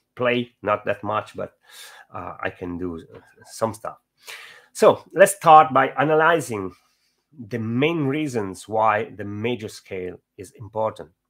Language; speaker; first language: English; non-native, fluent; Italian